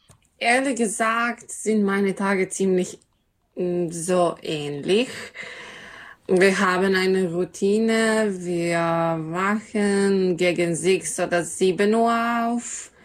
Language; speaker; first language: German; non-native, learner; Serbian